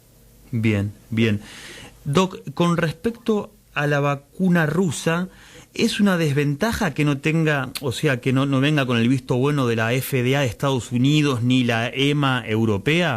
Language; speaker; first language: Spanish; native; Spanish